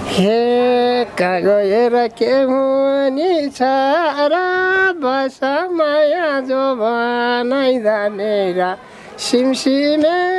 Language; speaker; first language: Nepali; non-native, local second language; Eastern Tamang